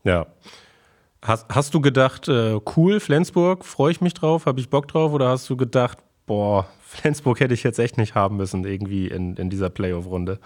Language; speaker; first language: German; native; German